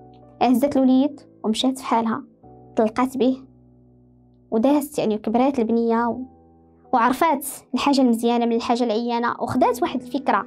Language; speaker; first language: Arabic; native; Arabic